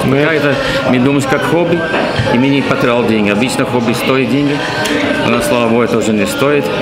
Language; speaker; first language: Russian; non-native, learner; Dutch